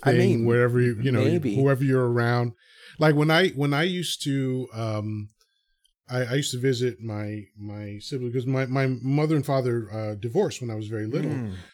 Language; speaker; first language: English; early bilingual, other home language; Spanish